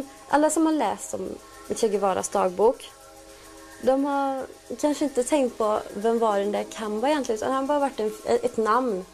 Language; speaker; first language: Swedish; early bilingual, other home language; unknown